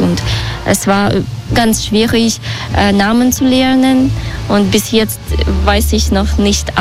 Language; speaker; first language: German; non-native, fluent; Belarusian